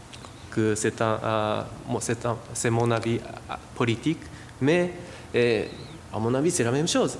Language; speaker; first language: French; non-native, fluent; Japanese